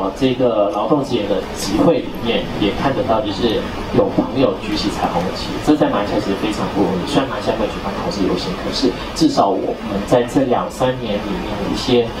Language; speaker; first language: Chinese; native; Chinese